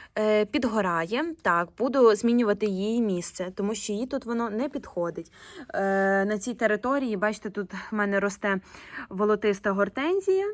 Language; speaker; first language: Ukrainian; non-native, local second language; Russian